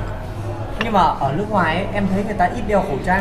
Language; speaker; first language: Vietnamese; native; Vietnamese